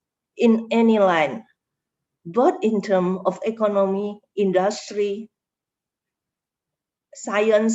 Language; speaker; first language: English; non-native, learner; Indonesian